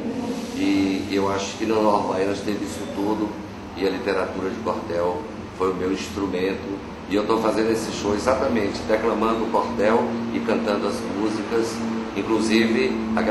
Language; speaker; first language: Portuguese; native; Portuguese